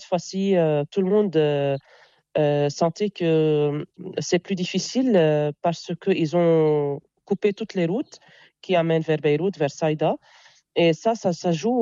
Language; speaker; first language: French; non-native, local second language; Arabic